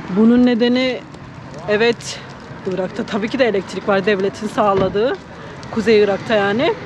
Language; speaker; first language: Turkish; native; Turkish